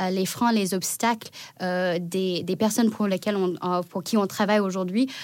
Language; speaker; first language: French; non-native, fluent; Chinese